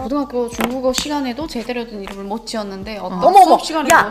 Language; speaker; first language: Korean; native; Korean